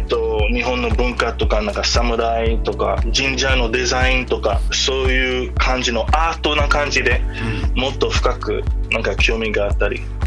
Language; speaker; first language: Japanese; non-native, fluent; English